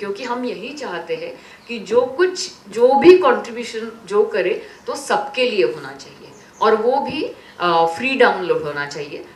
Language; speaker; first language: Hindi; non-native, local second language; Marathi